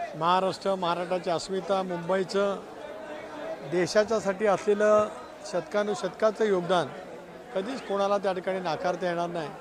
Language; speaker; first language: Marathi; native; Marathi